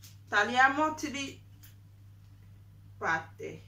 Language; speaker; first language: Italian; non-native, learner; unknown